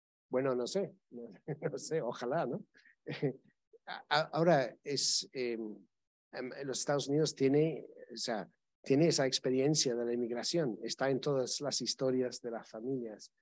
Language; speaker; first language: Spanish; non-native, fluent; English